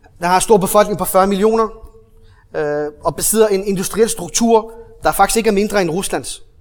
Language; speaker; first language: Danish; early bilingual, other home language; Arabic